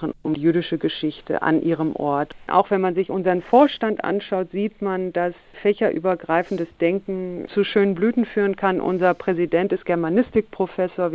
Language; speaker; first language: German; native; German